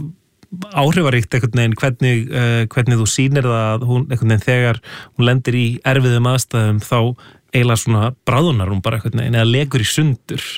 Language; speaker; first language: Icelandic; native; Icelandic